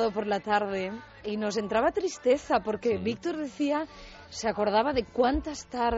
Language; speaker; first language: Spanish; native; Spanish